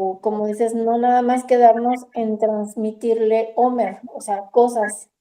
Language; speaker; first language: Spanish; native; Spanish